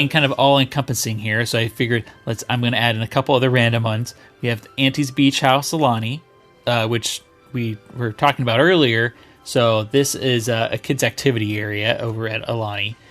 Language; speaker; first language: English; native; English